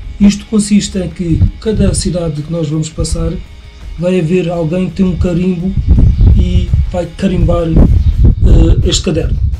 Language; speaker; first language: Portuguese; native; Portuguese